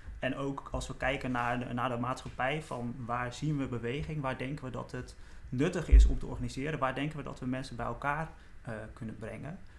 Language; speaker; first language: Dutch; native; Dutch